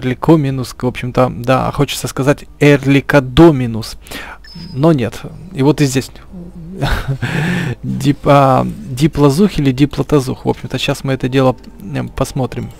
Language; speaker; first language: Russian; native; Russian